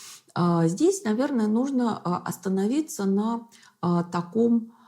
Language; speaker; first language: Russian; native; Russian